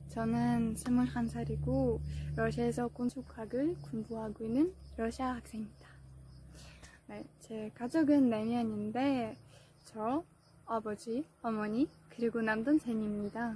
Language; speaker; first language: Korean; non-native, fluent; Russian